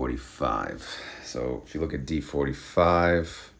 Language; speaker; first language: English; native; English